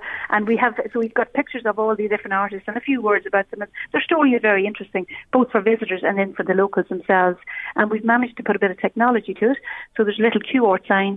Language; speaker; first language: English; native; English